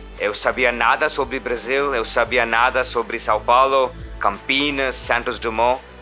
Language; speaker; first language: Portuguese; non-native, learner; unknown